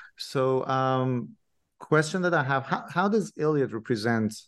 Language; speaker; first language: English; non-native, fluent; Persian